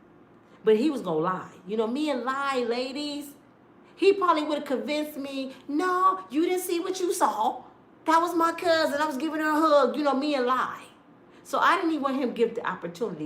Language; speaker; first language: English; native; English